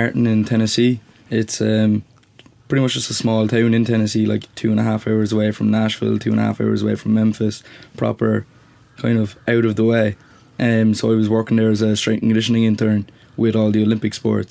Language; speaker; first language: English; native; English